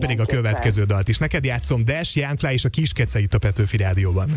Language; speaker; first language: Hungarian; native; Hungarian